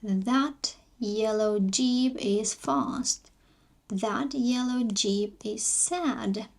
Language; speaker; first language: English; non-native, fluent; Armenian